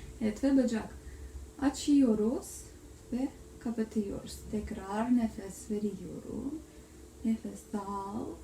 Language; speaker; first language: Turkish; non-native, learner; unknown